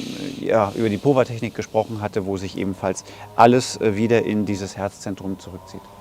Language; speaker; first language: German; native; German